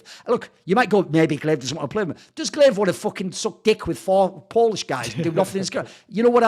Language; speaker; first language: English; native; English